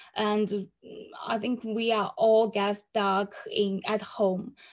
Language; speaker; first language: English; non-native, fluent; Chinese